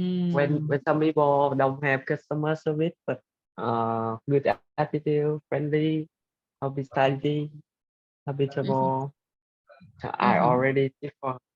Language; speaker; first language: English; non-native, learner; Vietnamese